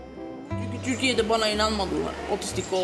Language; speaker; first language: Turkish; early bilingual, heritage; Turkish